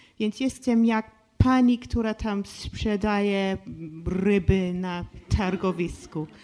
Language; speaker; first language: Polish; non-native, fluent; English